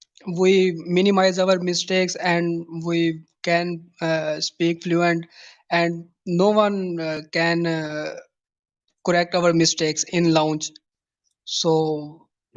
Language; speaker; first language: English; non-native, learner; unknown